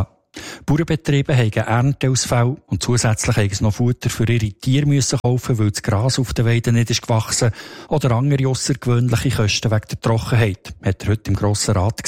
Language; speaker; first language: German; native; German